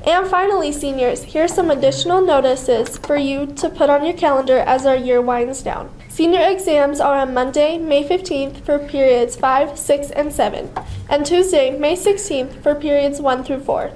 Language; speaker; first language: English; native; English